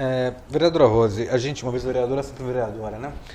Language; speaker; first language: Portuguese; native; Portuguese